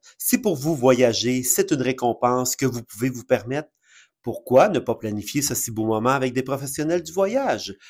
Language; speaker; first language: French; native; French